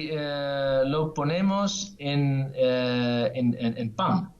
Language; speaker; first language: Spanish; non-native, fluent; Dutch